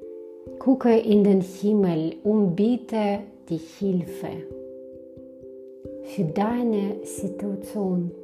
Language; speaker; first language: German; non-native, fluent; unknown